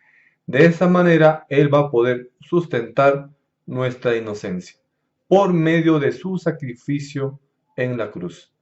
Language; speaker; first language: Spanish; native; Spanish